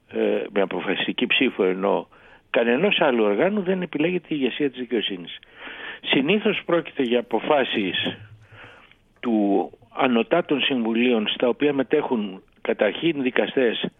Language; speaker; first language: Greek; native; Greek